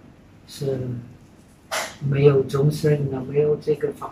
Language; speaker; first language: Chinese; non-native, fluent; Czech